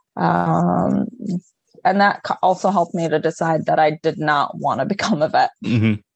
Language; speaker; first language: English; non-native, fluent; Arabic